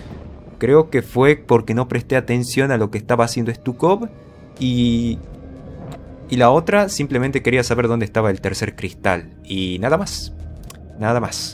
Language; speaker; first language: Spanish; native; Spanish